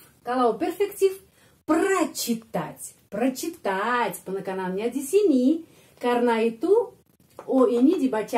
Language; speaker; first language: Indonesian; non-native, fluent; Russian